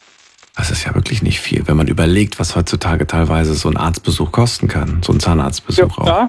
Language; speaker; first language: German; native; German